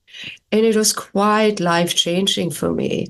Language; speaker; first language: English; non-native, fluent; German